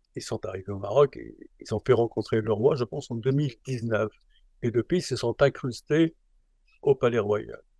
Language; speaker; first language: French; non-native, local second language; Arabic